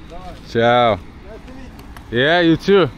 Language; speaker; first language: English; non-native, learner; Lithuanian